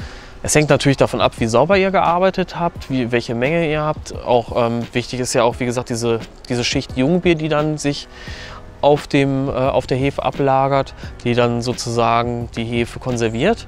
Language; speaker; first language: German; native; German